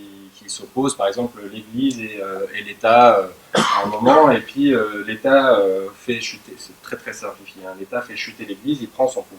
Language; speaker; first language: French; native; French